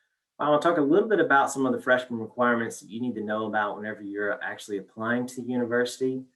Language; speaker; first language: English; native; English